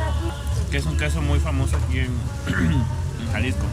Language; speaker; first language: Spanish; native; Spanish